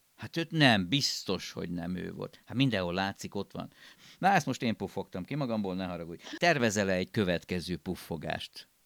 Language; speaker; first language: Hungarian; native; Hungarian